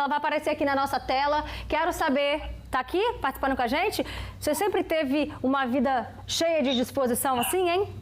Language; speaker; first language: Portuguese; native; Portuguese